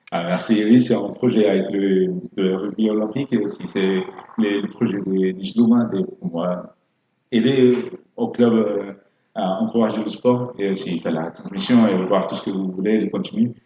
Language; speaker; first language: French; non-native, fluent; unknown